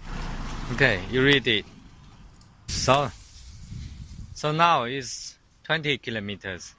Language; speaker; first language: English; non-native, learner; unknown